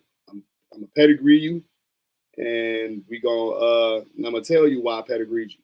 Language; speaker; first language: English; native; English